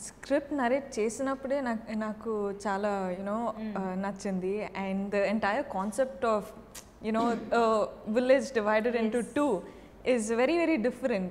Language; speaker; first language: Telugu; non-native, learner; Kannada